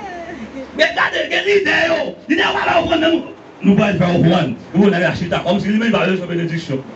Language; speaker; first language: French; non-native, learner; Haitian Creole